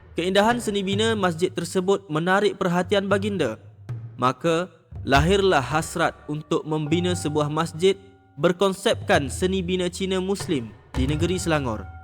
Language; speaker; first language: Malay; native; Malay